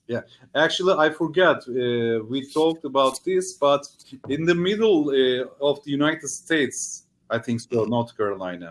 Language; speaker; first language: English; non-native, learner; Turkish